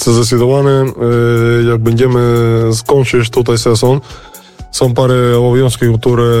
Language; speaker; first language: Polish; non-native, fluent; Spanish